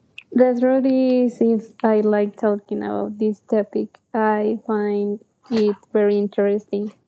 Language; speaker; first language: English; non-native, learner; Spanish